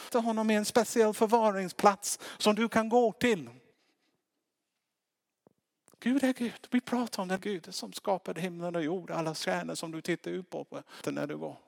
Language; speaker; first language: Swedish; non-native, fluent; English